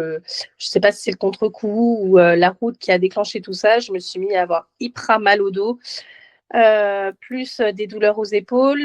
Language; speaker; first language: French; native; French